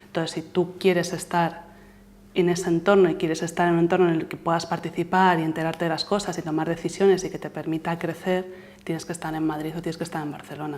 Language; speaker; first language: Spanish; native; Spanish